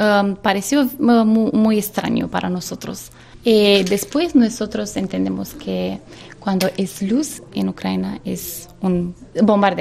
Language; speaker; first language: Spanish; non-native, learner; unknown